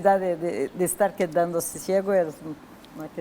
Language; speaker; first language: Spanish; non-native, fluent; Portuguese